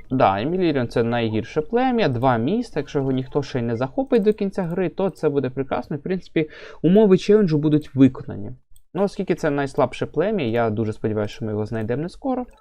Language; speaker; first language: Ukrainian; non-native, local second language; Russian